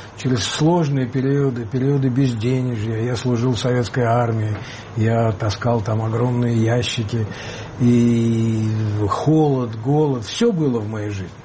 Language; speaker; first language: Russian; native; Russian